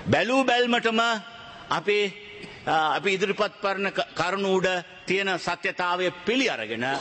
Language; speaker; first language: Sinhala; non-native, local second language; Tamil